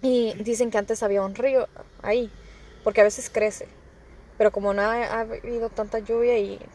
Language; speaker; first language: Spanish; early bilingual, heritage; Spanish